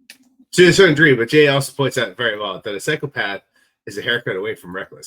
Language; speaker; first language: English; native; English